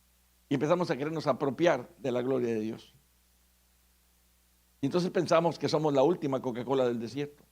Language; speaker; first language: Spanish; native; Spanish